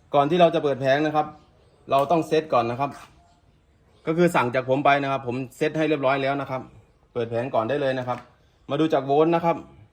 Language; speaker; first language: Thai; native; Thai